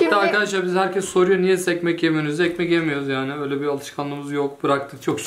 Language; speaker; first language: Turkish; native; Turkish